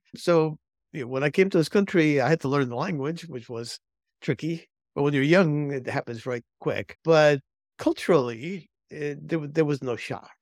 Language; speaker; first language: English; early bilingual, other home language; Spanish